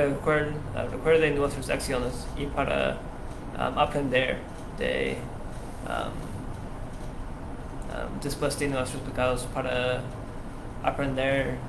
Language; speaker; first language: Spanish; non-native, learner; English